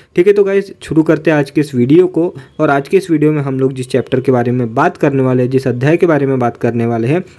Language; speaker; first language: Hindi; native; Hindi